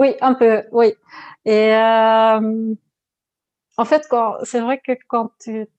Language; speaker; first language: French; non-native, learner; Dutch